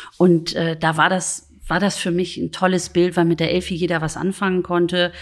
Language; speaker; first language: German; native; German